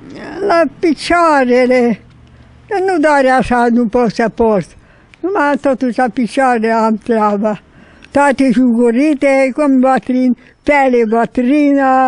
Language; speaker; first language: Romanian; non-native, local second language; Hungarian